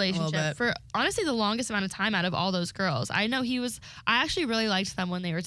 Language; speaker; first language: English; native; English